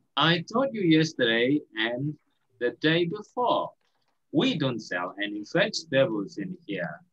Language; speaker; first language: English; non-native, fluent; Indonesian